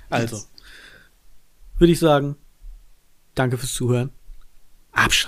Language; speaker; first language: German; native; German